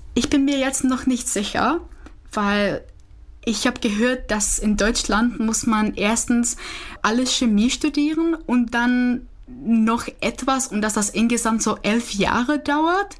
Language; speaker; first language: German; non-native, fluent; Czech